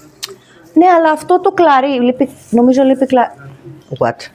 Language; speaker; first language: Greek; native; Greek